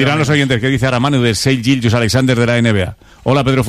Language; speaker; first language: Spanish; native; Spanish